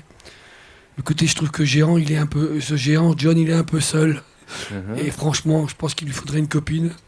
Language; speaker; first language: French; native; French